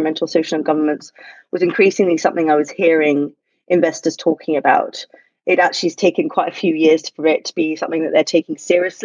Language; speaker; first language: English; native; English